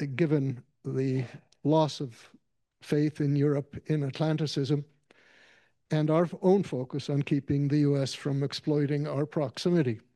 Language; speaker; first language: English; native; English